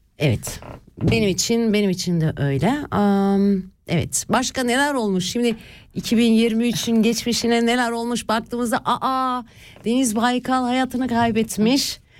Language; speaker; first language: Turkish; early bilingual, heritage; Turkish